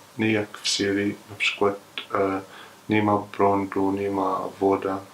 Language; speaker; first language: Polish; non-native, learner; Arabic